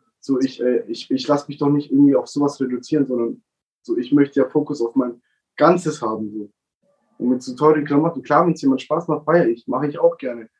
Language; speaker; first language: German; early bilingual, other home language; Italian